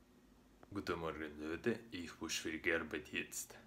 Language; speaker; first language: German; non-native, learner; Russian